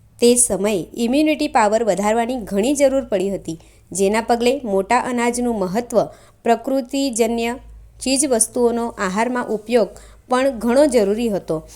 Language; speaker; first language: Gujarati; non-native, local second language; Marathi